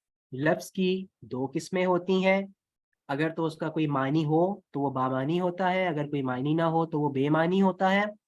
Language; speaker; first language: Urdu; non-native, local second language; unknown